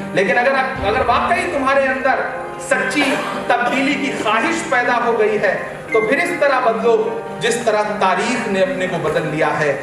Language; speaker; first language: Urdu; native; Urdu